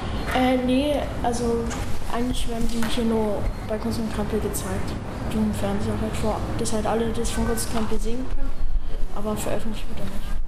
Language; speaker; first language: German; native; German